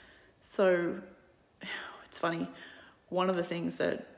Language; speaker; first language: English; native; English